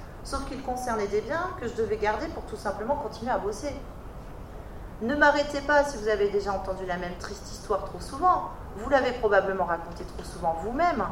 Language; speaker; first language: French; native; French